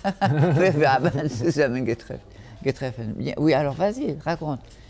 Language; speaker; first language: German; non-native, learner; French